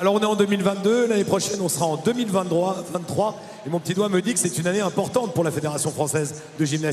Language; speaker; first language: French; native; French